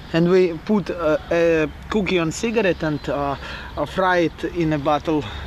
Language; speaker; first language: English; non-native, learner; Russian